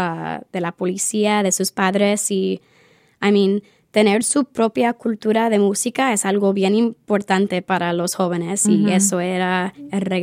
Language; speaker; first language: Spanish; early bilingual, heritage; Spanish